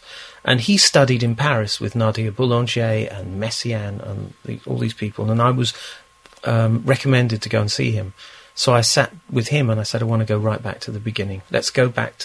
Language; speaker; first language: English; native; English